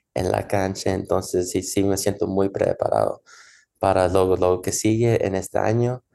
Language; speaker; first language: Spanish; early bilingual, heritage; Spanish